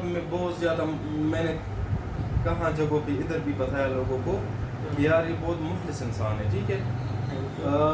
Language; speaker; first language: Hindi; non-native, local second language; Pashto